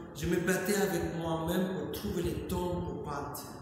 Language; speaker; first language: French; non-native, fluent; English